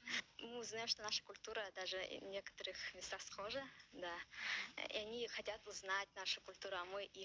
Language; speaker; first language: Russian; non-native, local second language; Yakut